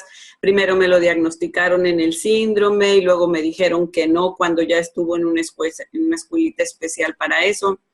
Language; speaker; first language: Spanish; native; Spanish